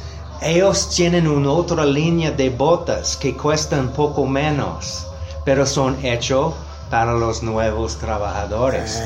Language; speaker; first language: Spanish; non-native, learner; English